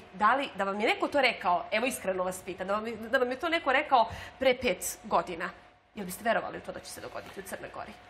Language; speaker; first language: Serbian; native; Serbian